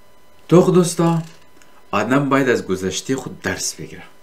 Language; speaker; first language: Persian; native; Persian